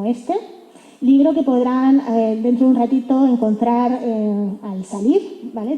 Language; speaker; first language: Spanish; native; Spanish